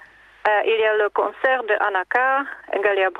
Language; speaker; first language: French; non-native, learner; Czech